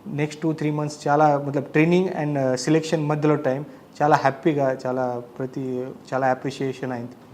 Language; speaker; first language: Telugu; non-native, learner; Marathi